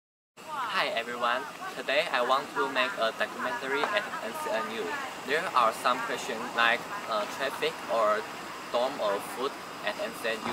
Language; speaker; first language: English; non-native, learner; Chinese